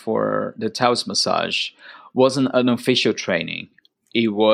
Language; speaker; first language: English; non-native, fluent; Portuguese